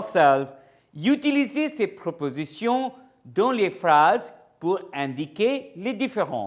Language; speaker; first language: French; non-native, fluent; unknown